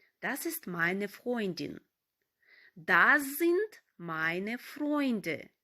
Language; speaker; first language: German; non-native, fluent; Ukrainian